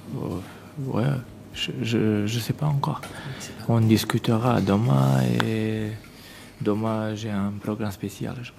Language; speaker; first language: French; non-native, learner; Serbian